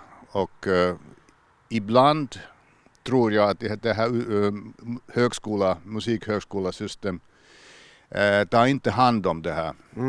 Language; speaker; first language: Swedish; non-native, local second language; Finnish